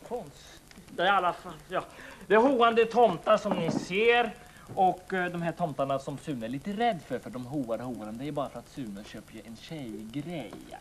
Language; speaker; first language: Swedish; native; Swedish